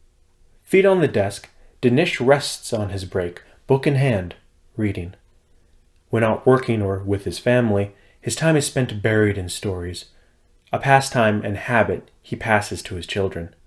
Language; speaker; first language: English; native; English